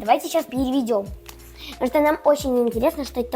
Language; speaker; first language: Russian; native; Russian